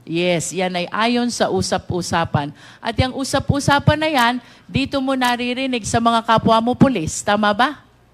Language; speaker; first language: Filipino; native; Filipino